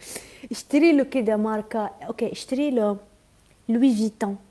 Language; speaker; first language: Arabic; native; Arabic